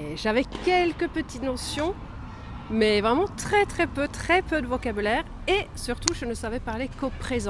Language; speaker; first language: French; non-native, fluent; Swedish